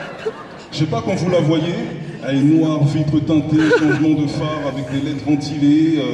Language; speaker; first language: French; native; French